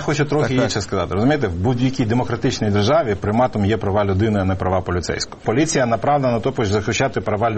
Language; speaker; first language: Ukrainian; native; Ukrainian